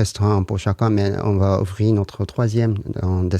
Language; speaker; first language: French; non-native, learner; Japanese